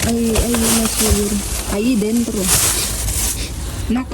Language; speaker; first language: Spanish; non-native, learner; Filipino